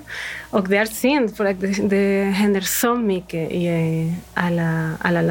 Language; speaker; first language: Swedish; non-native, fluent; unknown